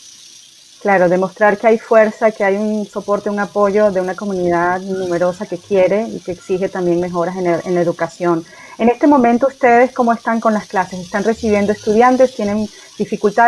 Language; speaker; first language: Spanish; native; Spanish